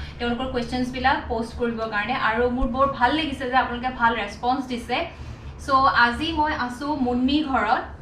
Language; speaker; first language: Assamese; non-native, local second language; Mising